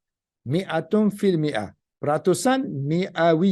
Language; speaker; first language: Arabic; non-native, fluent; Malay